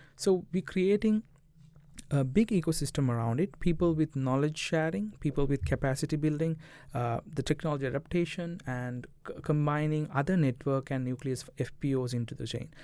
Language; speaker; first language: English; non-native, local second language; Tamil